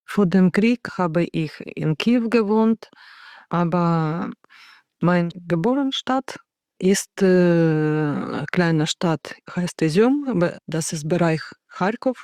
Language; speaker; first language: German; non-native, learner; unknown